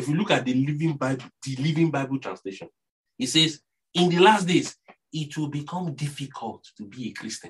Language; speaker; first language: English; non-native, local second language; Yoruba